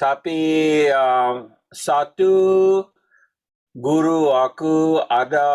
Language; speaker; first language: Indonesian; non-native, learner; English